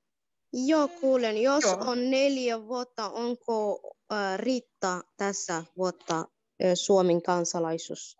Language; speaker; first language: Finnish; non-native, learner; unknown